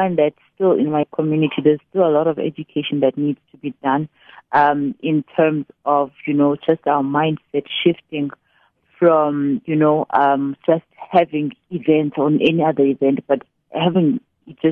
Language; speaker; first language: English; non-native, local second language; Xhosa